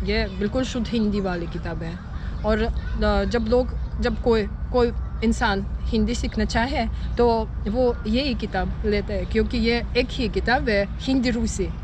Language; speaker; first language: Hindi; non-native, fluent; Russian